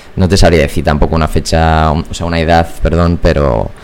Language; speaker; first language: Spanish; native; Spanish